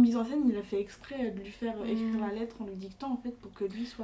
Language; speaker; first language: French; native; French